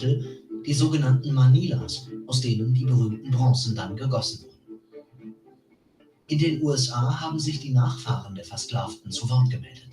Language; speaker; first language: German; native; German